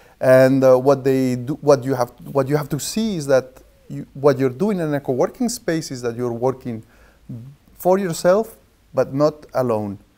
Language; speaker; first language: English; non-native, fluent; Spanish